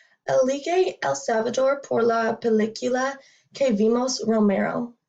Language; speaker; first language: Spanish; non-native, learner; English